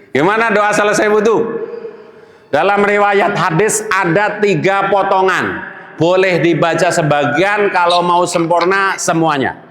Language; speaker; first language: Indonesian; non-native, local second language; Javanese